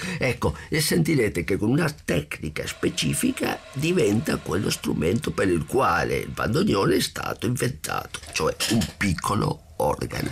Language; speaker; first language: Italian; non-native, fluent; Spanish